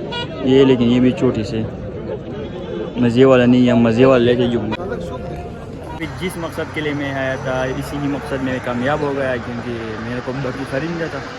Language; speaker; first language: Hindi; non-native, local second language; Pashto